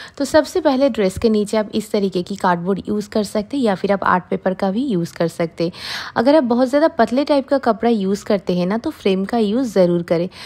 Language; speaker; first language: Hindi; non-native, local second language; Bangla